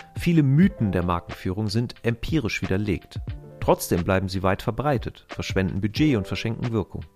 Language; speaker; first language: German; native; German